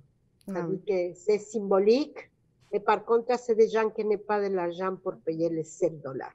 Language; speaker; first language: French; non-native, fluent; Spanish